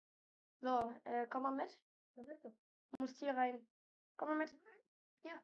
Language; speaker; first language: German; native; German